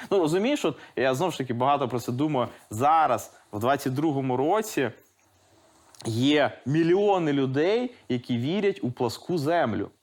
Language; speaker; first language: Ukrainian; native; Ukrainian